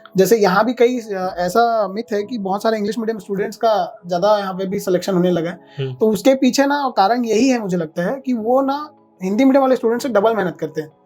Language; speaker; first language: Hindi; native; Hindi